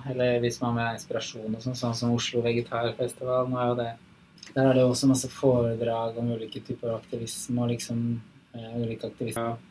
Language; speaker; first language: Norwegian; native; Norwegian